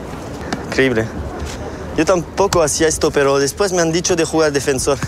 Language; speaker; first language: Spanish; non-native, learner; French